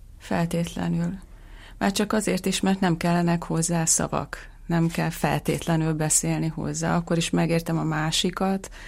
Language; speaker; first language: Hungarian; native; Hungarian